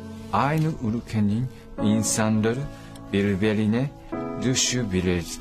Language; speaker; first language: Turkish; non-native, learner; Japanese